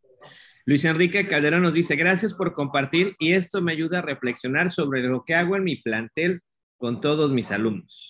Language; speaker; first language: Spanish; native; Spanish